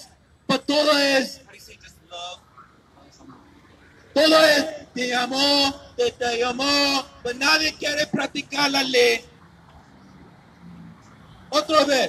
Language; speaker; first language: Spanish; non-native, learner; English